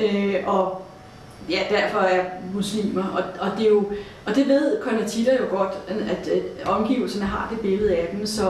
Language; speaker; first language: Danish; native; Danish